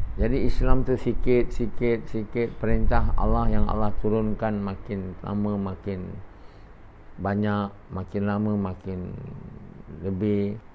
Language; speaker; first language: Malay; native; Malay